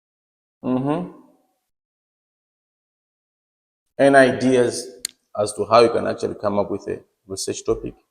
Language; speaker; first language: English; non-native, local second language; Nyanja